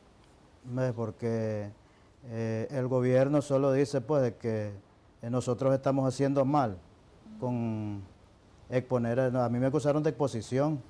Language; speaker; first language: Spanish; native; Spanish